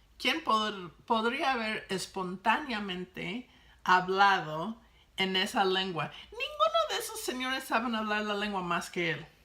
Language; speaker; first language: Spanish; non-native, fluent; English